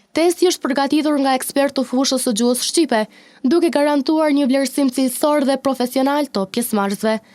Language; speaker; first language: Albanian; native; Albanian